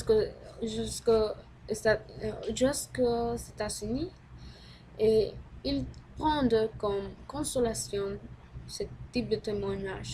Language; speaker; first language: French; non-native, learner; Spanish